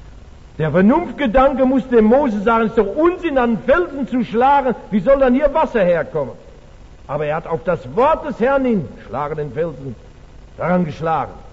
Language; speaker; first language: German; native; German